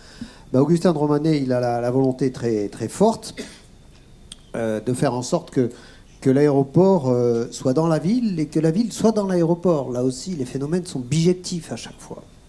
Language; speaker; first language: French; native; French